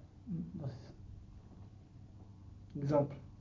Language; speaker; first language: Dutch; non-native, learner; Arabic